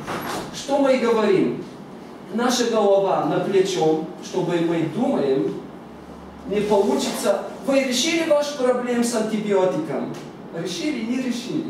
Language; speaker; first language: Russian; non-native, fluent; Bulgarian